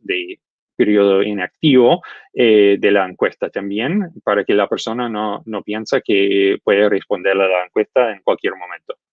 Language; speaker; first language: Spanish; non-native, fluent; English